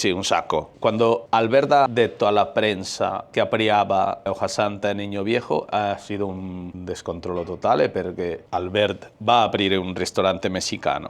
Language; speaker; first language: Italian; non-native, learner; Spanish